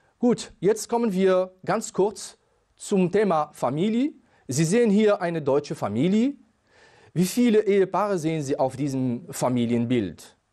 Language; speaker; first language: German; non-native, fluent; Arabic